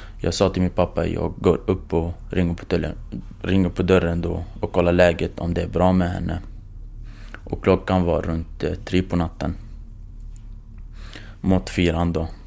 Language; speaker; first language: Swedish; non-native, fluent; Kurdish